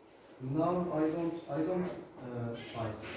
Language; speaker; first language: English; non-native, learner; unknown